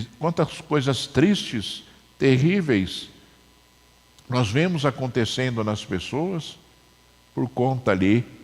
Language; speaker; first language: Portuguese; native; Portuguese